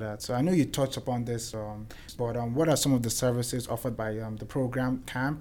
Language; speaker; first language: English; non-native, local second language; Igbo